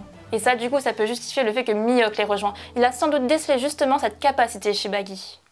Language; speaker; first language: French; native; French